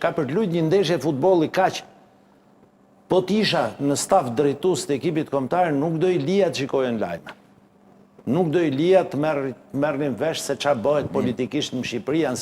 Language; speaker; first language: Albanian; native; Albanian